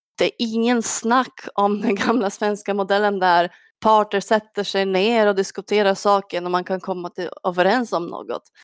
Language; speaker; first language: Swedish; non-native, fluent; Polish